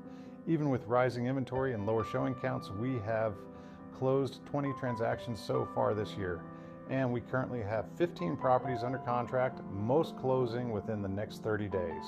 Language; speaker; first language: English; native; English